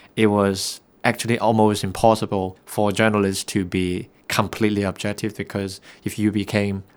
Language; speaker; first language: English; non-native, local second language; Cantonese